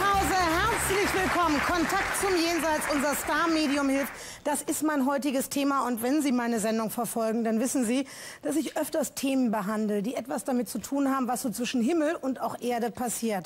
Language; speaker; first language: German; native; German